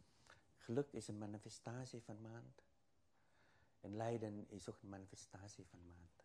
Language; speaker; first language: Dutch; non-native, fluent; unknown